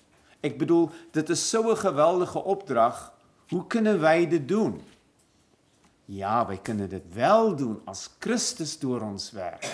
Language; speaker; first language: Dutch; non-native, fluent; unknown